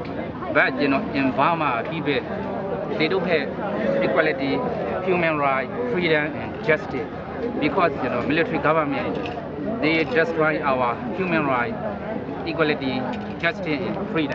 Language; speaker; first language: English; non-native, learner; Burmese